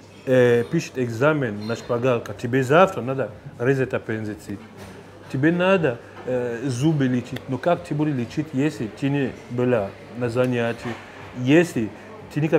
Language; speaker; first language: Russian; non-native, fluent; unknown